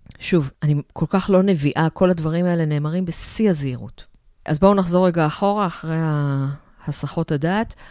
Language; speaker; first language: Hebrew; native; Hebrew